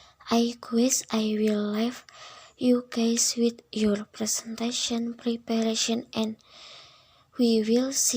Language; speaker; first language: English; non-native, learner; Indonesian